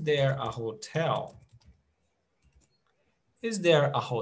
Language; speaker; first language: English; non-native, fluent; Portuguese